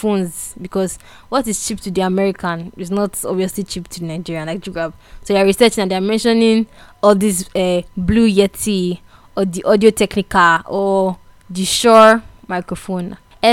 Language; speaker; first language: English; non-native, local second language; Igbo